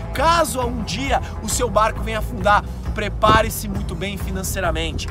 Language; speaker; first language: Portuguese; native; Portuguese